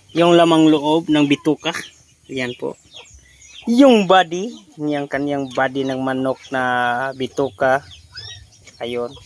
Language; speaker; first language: Filipino; non-native, local second language; Cebuano